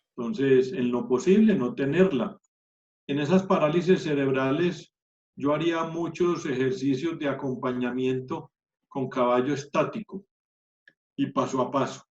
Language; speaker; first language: Spanish; native; Spanish